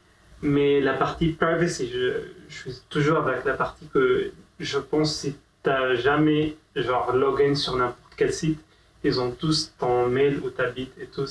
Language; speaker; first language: French; non-native, fluent; Arabic